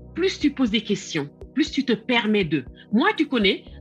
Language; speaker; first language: French; non-native, local second language; Wolof